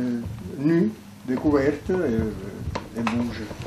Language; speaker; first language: French; non-native, fluent; Italian